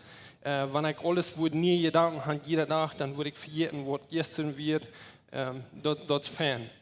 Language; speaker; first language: German; non-native, learner; Plautdietsch